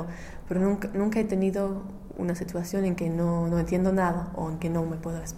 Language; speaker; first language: Spanish; non-native, fluent; English